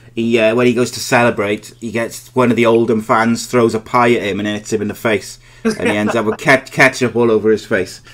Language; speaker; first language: English; native; English